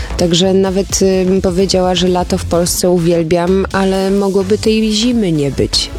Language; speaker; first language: Polish; early bilingual, heritage; Polish